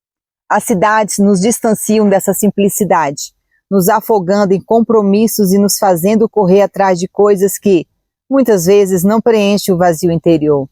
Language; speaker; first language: Portuguese; native; Portuguese